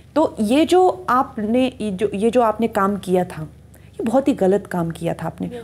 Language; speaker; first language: Hindi; native; Hindi